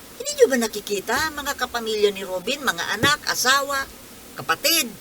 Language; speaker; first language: Filipino; non-native, local second language; Bikol